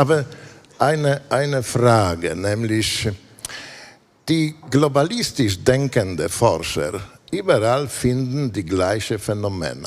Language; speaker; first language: German; non-native, fluent; Polish